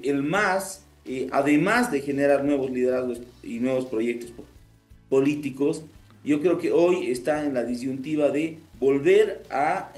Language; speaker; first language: Spanish; native; Spanish